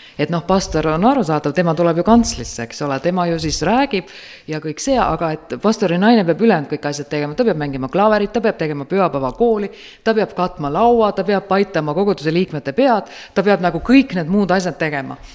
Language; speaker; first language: Estonian; native; Estonian